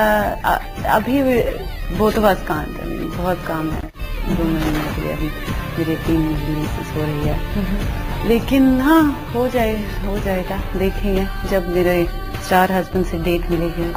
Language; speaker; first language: Hindi; non-native, local second language; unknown